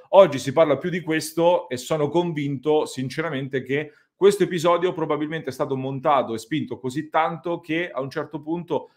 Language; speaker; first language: Italian; native; Italian